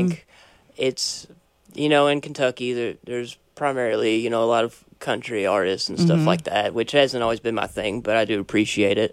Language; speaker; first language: English; native; English